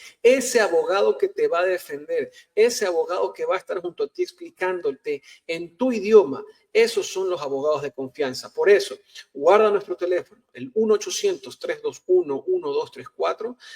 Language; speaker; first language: Spanish; native; Spanish